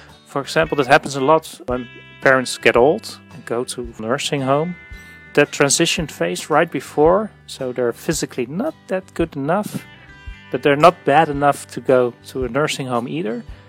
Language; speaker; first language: English; non-native, fluent; Dutch